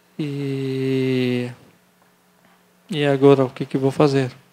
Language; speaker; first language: Portuguese; non-native, learner; Arabic